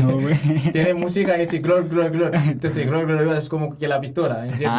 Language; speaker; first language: Spanish; non-native, learner; Haitian Creole